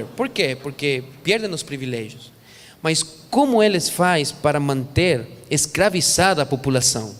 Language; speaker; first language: Portuguese; non-native, fluent; Spanish